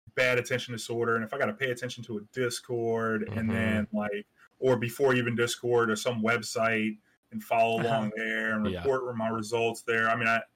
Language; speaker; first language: English; native; English